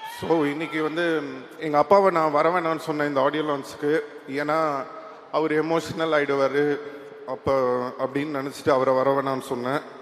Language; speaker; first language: Tamil; native; Tamil